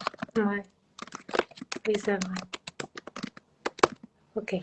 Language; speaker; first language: French; non-native, fluent; Spanish